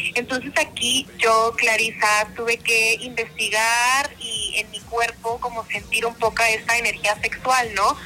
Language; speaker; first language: Spanish; native; Spanish